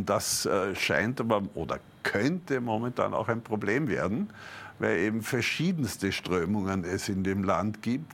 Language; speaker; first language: German; native; German